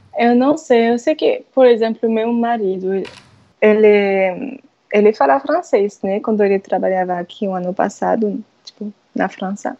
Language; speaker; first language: Portuguese; non-native, fluent; French